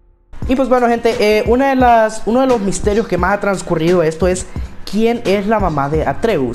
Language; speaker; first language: Spanish; native; Spanish